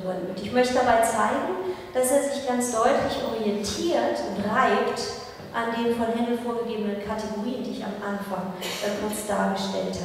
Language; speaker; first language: German; native; German